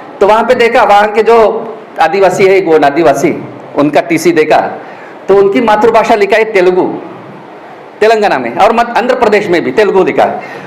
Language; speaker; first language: Hindi; non-native, local second language; Gondi